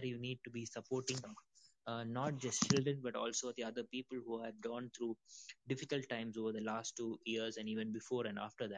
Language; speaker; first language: English; non-native, local second language; Malayalam